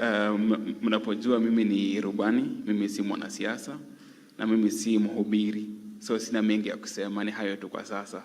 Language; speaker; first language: Swahili; non-native, local second language; Kalenjin